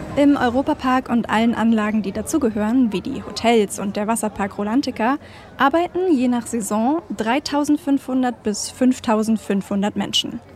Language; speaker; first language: German; native; German